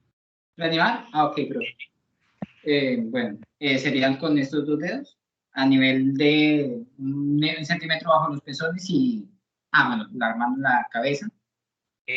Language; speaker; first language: Spanish; native; Spanish